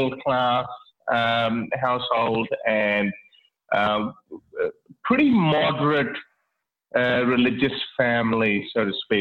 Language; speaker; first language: English; non-native, local second language; Urdu